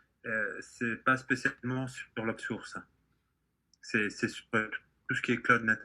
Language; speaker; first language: French; native; French